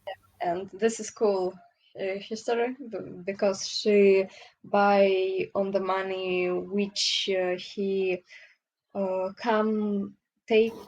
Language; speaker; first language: English; non-native, learner; Russian